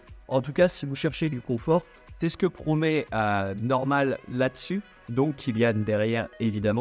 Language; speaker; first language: French; native; French